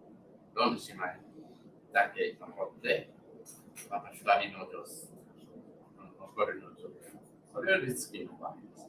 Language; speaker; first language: Japanese; non-native, learner; English